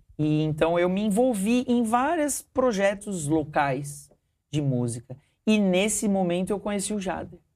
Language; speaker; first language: Portuguese; early bilingual, heritage; Portuguese